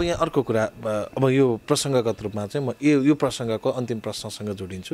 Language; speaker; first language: Nepali; native; Nepali